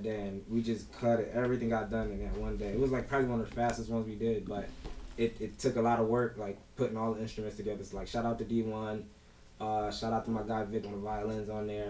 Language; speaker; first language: English; early bilingual, other home language; Lingala